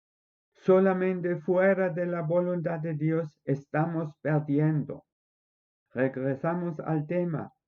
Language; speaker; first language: Spanish; non-native, fluent; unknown